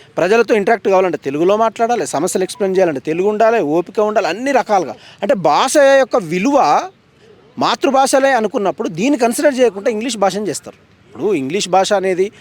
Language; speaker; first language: Telugu; native; Telugu